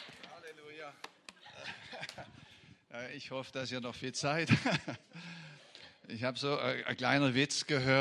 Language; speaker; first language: German; non-native, fluent; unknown